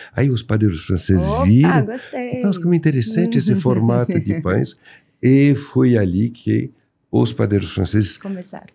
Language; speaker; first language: Portuguese; non-native, fluent; French